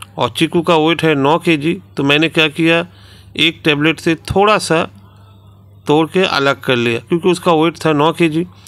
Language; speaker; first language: Hindi; non-native, local second language; Bangla